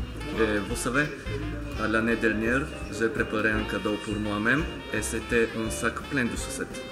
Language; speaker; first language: French; non-native, fluent; Bulgarian